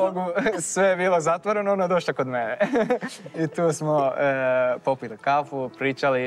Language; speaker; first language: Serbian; non-native, fluent; Turkish